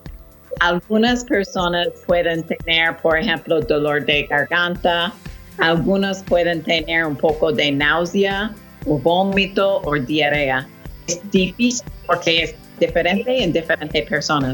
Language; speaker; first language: Spanish; non-native, fluent; English